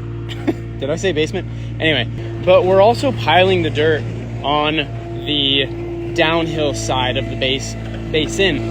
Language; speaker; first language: English; native; English